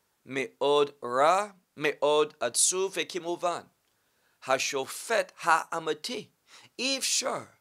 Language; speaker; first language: Hebrew; non-native, fluent; English